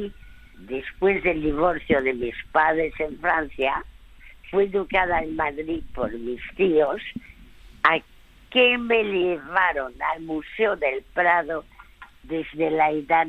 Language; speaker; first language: Spanish; early bilingual, other home language; French